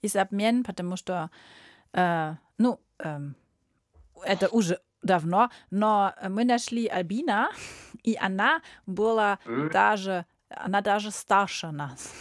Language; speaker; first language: Russian; non-native, learner; German